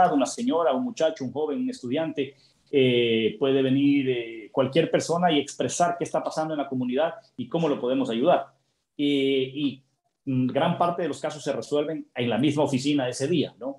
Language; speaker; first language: Spanish; native; Spanish